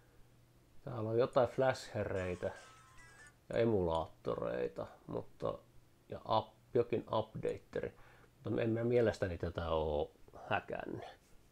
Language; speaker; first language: Finnish; native; Finnish